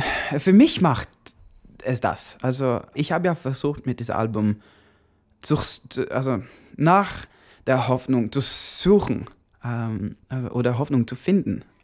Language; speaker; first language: German; non-native, learner; Norwegian